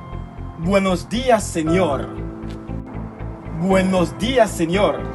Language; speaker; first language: Spanish; non-native, fluent; Haitian Creole